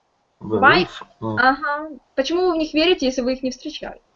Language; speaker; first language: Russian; native; Russian